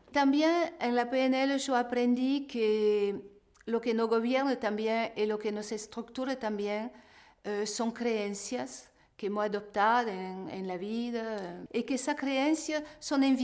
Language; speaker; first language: Spanish; non-native, fluent; French